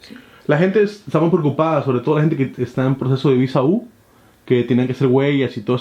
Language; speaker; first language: Spanish; native; Spanish